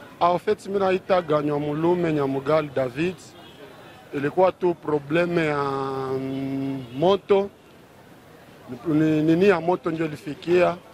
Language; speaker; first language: Swahili; native; Swahili